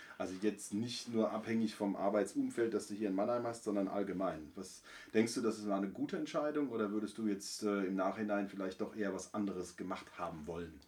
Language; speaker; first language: German; native; German